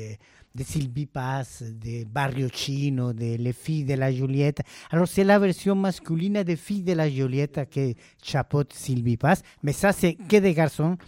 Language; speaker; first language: French; non-native, fluent; Spanish